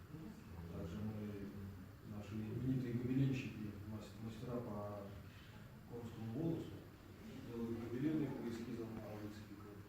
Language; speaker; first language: Russian; native; Russian